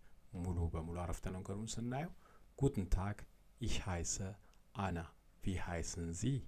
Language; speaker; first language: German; non-native, fluent; Amharic